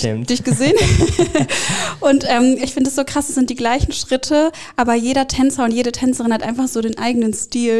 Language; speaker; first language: German; native; German